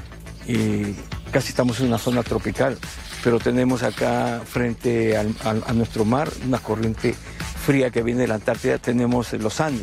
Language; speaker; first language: Spanish; native; Spanish